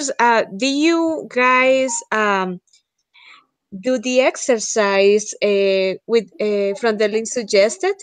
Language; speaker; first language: English; non-native, fluent; Spanish